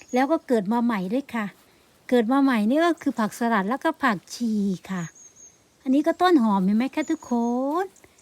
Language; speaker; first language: Thai; native; Thai